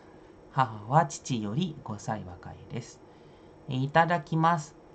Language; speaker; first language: Japanese; non-native, fluent; Indonesian